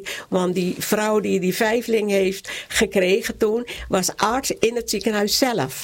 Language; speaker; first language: Dutch; non-native, local second language; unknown